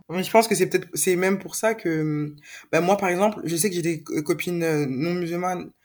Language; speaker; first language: French; native; French